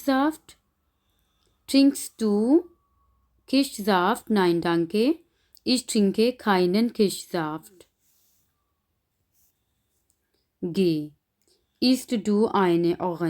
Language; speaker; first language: German; non-native, fluent; Urdu